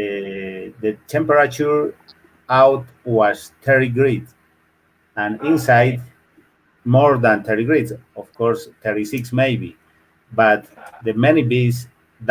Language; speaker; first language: English; non-native, learner; Spanish